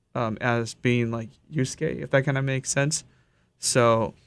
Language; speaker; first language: English; early bilingual, other home language; Japanese